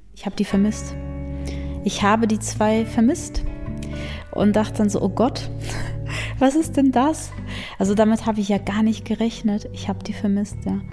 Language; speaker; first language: German; early bilingual, other home language; Polish